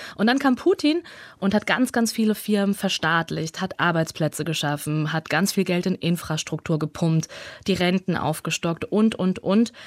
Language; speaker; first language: German; early bilingual, other home language; Russian